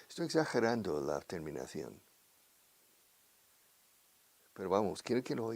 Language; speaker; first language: Spanish; non-native, fluent; English